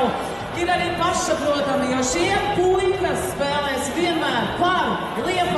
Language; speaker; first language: Latvian; native; Latvian